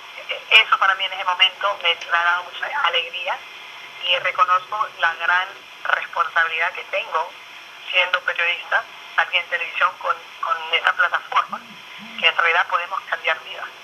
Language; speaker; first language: Spanish; early bilingual, other home language; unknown